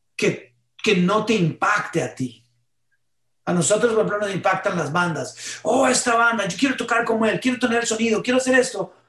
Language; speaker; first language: Spanish; early bilingual, heritage; Spanish